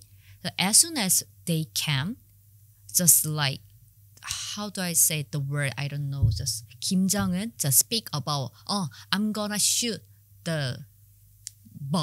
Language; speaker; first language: English; non-native, learner; Korean